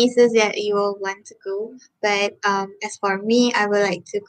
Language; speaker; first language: English; non-native, local second language; Malay